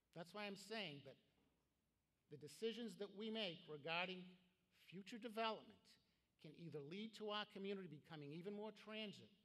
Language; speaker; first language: English; native; English